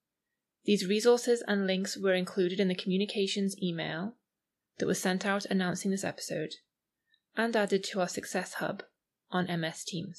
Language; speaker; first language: English; native; English